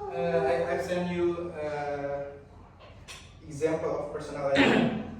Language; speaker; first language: English; non-native, learner; Indonesian